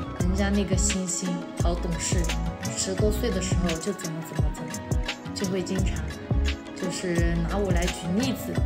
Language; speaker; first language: Chinese; non-native, local second language; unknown